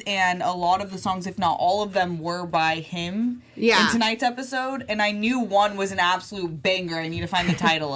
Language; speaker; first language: English; native; English